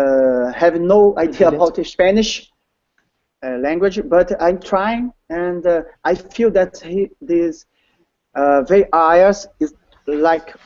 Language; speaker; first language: English; non-native, learner; Portuguese